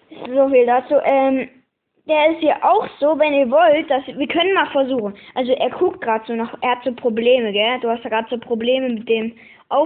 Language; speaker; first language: German; native; German